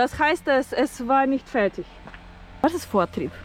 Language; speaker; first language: German; non-native, learner; Ukrainian